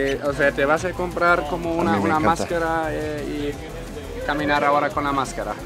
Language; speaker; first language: Spanish; non-native, fluent; German